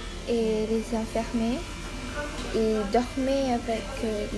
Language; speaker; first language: French; non-native, learner; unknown